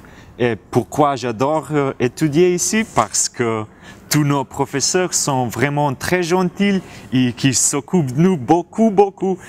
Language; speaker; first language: French; non-native, learner; Slovenian